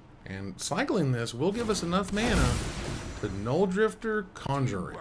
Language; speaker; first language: English; native; English